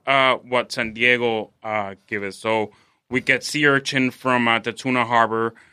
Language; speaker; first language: English; non-native, fluent; Spanish